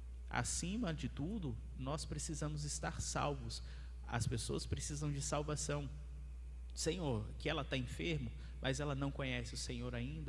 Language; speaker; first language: Portuguese; native; Portuguese